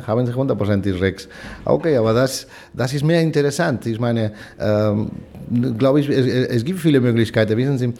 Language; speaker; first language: German; non-native, fluent; Spanish